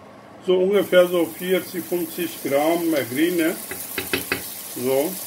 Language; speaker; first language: German; non-native, learner; Urdu